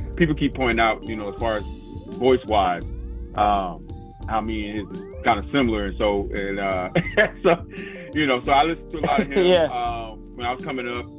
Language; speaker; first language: English; native; English